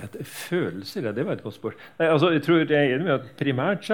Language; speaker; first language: Norwegian; native; Norwegian